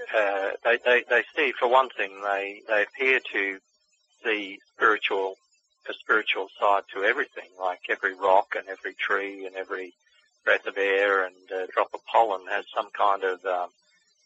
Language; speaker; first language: English; native; English